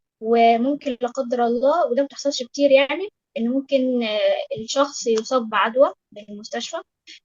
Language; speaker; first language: Arabic; native; Arabic